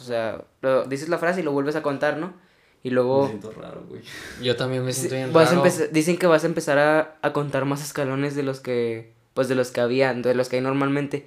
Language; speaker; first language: Spanish; native; Spanish